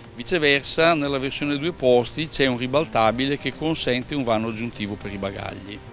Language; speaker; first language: Italian; native; Italian